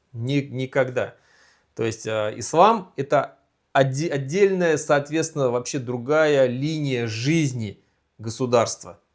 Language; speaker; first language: Russian; native; Russian